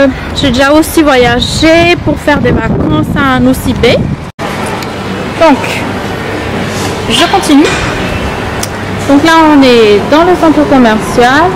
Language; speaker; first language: French; non-native, local second language; Malagasy